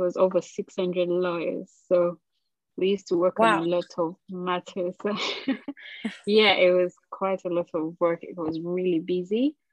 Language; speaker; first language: English; non-native, local second language; Ganda